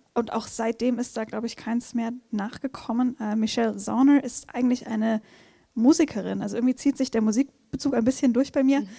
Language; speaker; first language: German; non-native, fluent; Portuguese